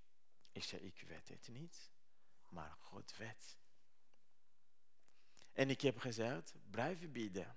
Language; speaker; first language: Dutch; non-native, learner; Rundi